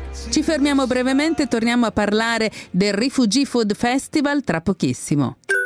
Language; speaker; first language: Italian; native; Italian